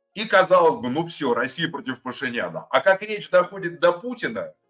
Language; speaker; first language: Russian; native; Russian